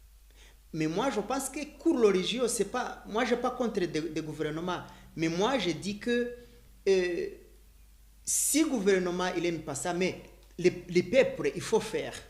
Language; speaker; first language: French; non-native, learner; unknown